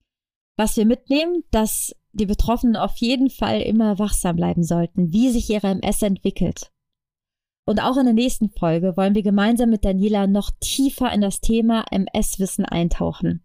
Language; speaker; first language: German; native; German